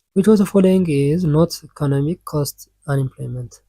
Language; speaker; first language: English; non-native, local second language; Amharic